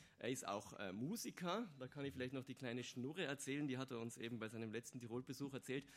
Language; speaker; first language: German; native; German